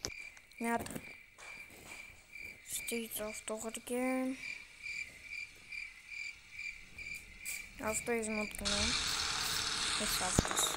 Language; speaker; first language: Armenian; early bilingual, heritage; Armenian